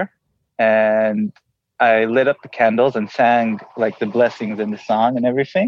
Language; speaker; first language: English; non-native, fluent; Hebrew